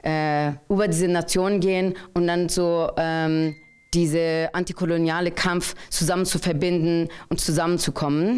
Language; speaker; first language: German; non-native, fluent; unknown